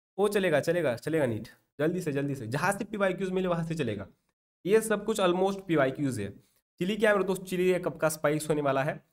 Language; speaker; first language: Hindi; non-native, local second language; Marathi